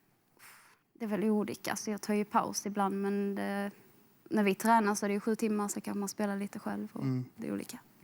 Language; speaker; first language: Swedish; native; Swedish